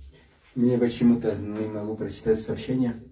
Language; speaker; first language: Russian; non-native, learner; Spanish